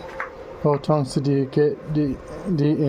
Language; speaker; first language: Indonesian; non-native, learner; English